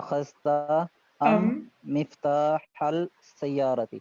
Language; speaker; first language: Arabic; non-native, learner; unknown